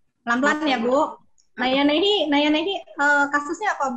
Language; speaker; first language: Indonesian; native; Indonesian